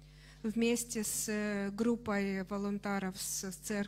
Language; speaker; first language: Russian; non-native, fluent; Romanian